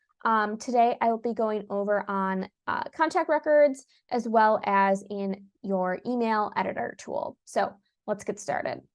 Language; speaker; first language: English; native; English